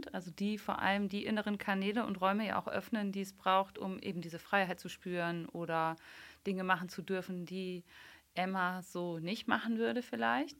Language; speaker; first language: German; native; German